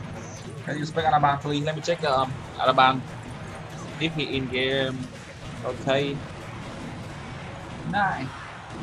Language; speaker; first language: English; non-native, learner; Vietnamese